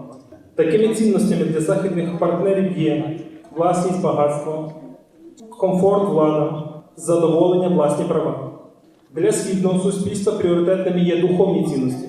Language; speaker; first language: Ukrainian; native; Ukrainian